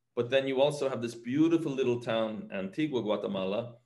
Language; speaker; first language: English; native; English